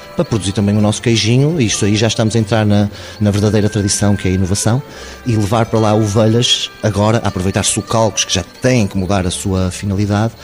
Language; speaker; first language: Portuguese; native; Portuguese